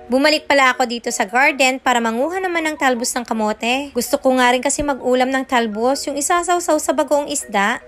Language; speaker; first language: Filipino; non-native, local second language; Iloko